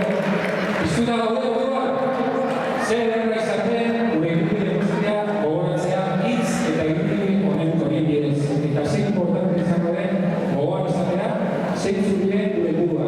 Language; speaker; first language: Basque; non-native, local second language; Spanish